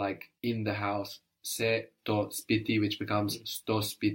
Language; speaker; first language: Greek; non-native, fluent; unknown